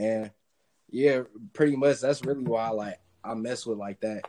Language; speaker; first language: English; native; English